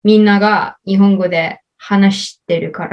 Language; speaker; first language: Japanese; non-native, learner; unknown